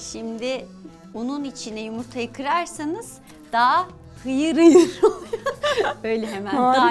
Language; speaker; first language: Turkish; native; Turkish